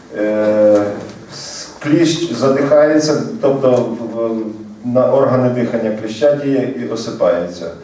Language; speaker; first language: Ukrainian; native; Ukrainian